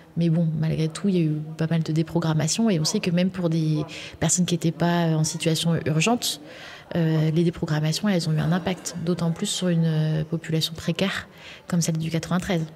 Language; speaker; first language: French; native; French